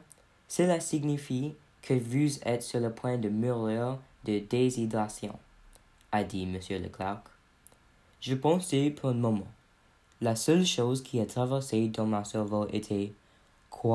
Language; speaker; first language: French; non-native, learner; English